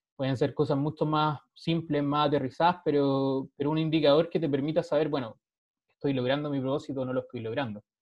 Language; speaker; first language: Spanish; native; Spanish